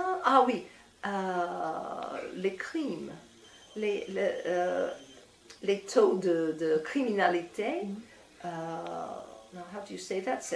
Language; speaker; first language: French; non-native, fluent; English